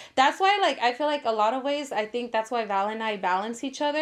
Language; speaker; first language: English; early bilingual, other home language; Spanish